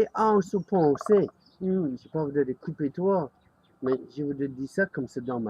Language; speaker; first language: French; non-native, learner; English